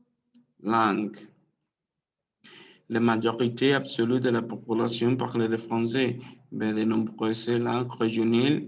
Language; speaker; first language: French; non-native, learner; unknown